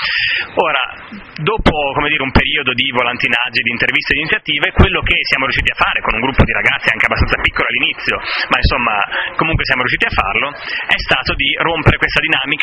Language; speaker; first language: Italian; native; Italian